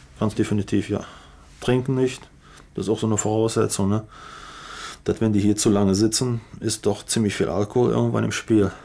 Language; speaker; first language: German; native; German